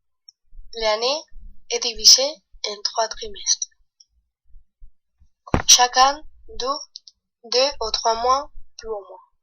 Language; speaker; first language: French; non-native, learner; Spanish